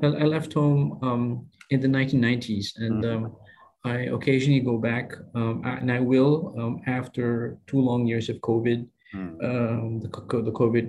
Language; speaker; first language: English; non-native, local second language; Filipino